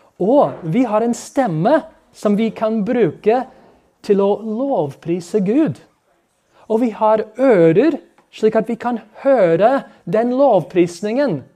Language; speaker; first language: Norwegian; non-native, fluent; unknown